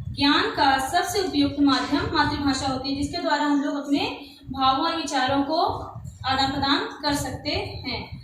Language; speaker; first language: Hindi; native; Hindi